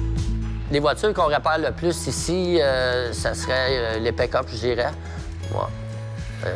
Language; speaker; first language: French; native; French